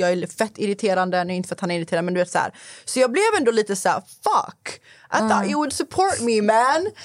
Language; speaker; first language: Swedish; early bilingual, other home language; Persian